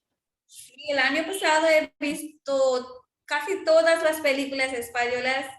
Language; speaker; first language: Spanish; non-native, fluent; Marwari